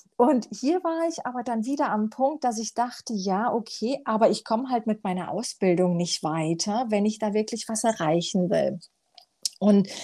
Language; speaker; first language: German; early bilingual, other home language; Romanian